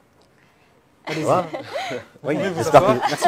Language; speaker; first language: French; non-native, fluent; Japanese